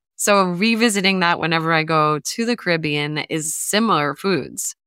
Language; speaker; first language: English; native; English